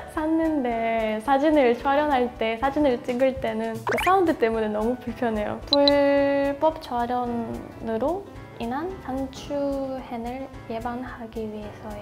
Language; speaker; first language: Korean; non-native, fluent; Russian